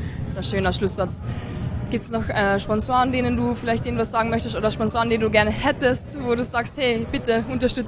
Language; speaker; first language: German; native; German